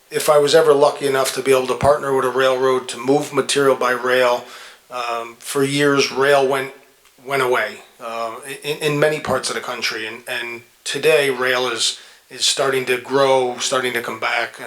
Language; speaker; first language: English; native; English